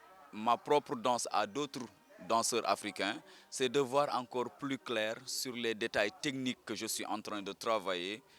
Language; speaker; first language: French; non-native, local second language; Wolof